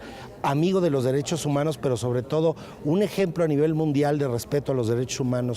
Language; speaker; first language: Spanish; native; Spanish